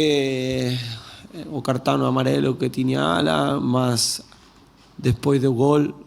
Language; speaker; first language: Portuguese; non-native, learner; Spanish